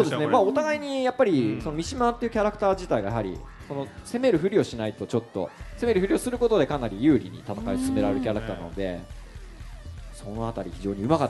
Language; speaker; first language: Japanese; native; Japanese